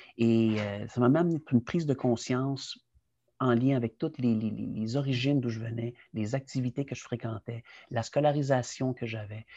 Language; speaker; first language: French; early bilingual, other home language; Spanish